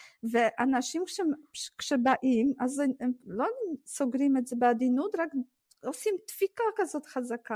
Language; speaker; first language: Hebrew; non-native, fluent; Polish